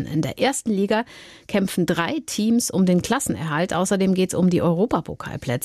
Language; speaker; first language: German; native; German